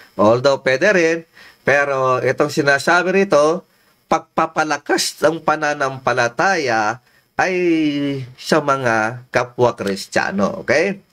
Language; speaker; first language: Filipino; non-native, local second language; Iloko